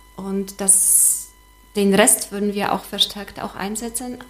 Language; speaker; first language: German; non-native, fluent; Polish